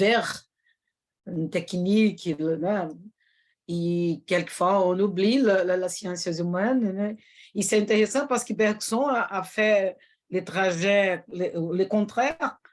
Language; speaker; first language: French; non-native, fluent; Portuguese